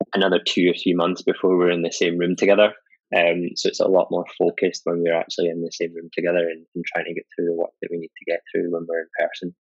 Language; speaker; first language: English; native; English